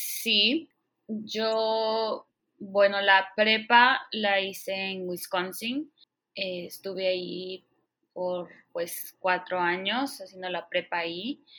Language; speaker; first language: Spanish; early bilingual, heritage; Spanish